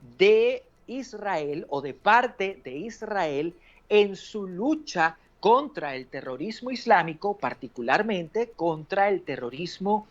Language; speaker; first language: Spanish; native; Spanish